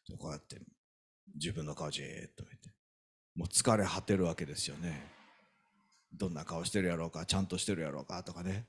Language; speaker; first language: Japanese; native; Japanese